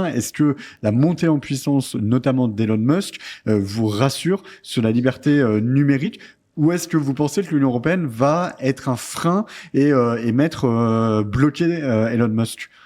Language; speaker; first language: French; native; French